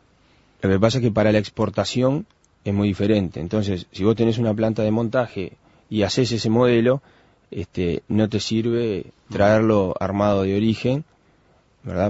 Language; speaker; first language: Spanish; native; Spanish